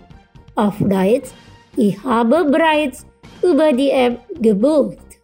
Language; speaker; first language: German; non-native, fluent; Indonesian